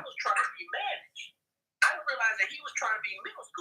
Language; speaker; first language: English; native; English